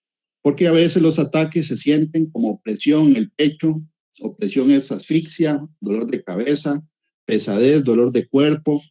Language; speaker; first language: Spanish; native; Spanish